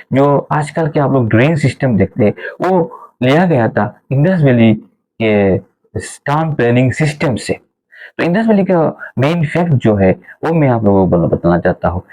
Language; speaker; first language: Hindi; non-native, local second language; Sylheti